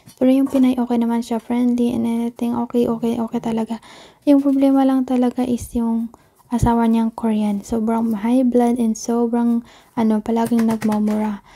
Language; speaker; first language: Filipino; non-native, local second language; Cebuano